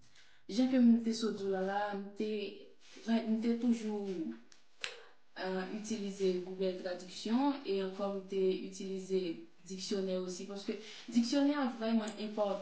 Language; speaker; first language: French; non-native, local second language; Haitian Creole